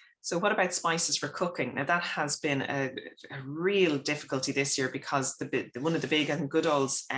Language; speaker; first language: English; native; English